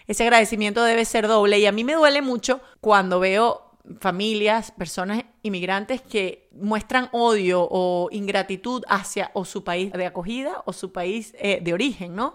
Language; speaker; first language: Spanish; native; Spanish